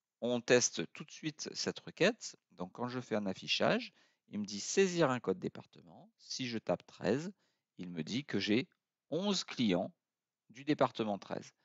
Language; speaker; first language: French; native; French